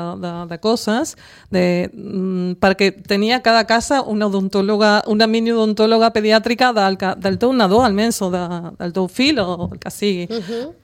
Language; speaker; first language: Catalan; non-native, local second language; Spanish